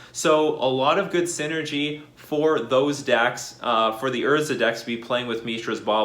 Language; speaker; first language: English; native; English